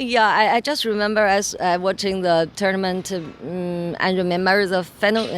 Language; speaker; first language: English; non-native, learner; Chinese